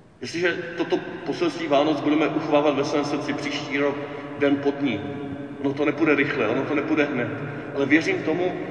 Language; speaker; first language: Czech; native; Czech